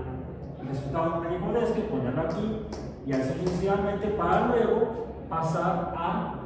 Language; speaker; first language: Spanish; native; Spanish